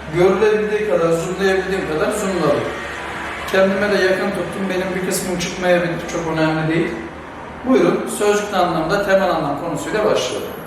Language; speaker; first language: Turkish; native; Turkish